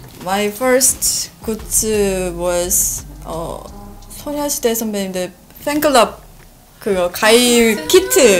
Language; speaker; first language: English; non-native, learner; Korean